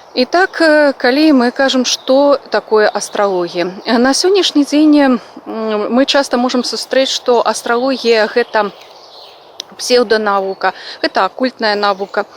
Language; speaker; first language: Belarusian; non-native, local second language; Russian